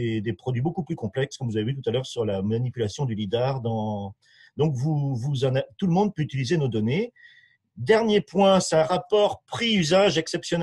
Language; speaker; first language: French; native; French